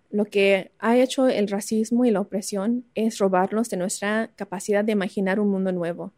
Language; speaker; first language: Spanish; early bilingual, other home language; English